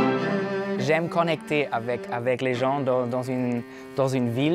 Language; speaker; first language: French; non-native, learner; German